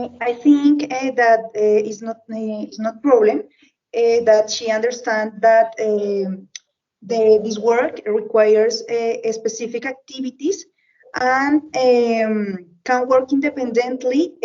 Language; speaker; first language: English; non-native, learner; Spanish